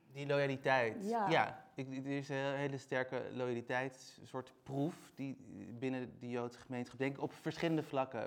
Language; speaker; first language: Dutch; native; Dutch